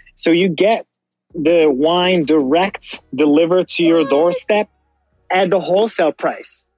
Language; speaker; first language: English; non-native, fluent; French